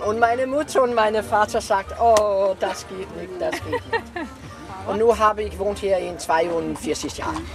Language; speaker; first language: German; non-native, learner; Danish